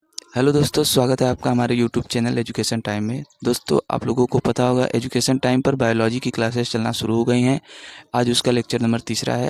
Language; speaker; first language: Hindi; native; Hindi